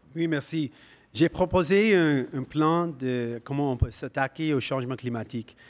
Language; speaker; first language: French; non-native, local second language; English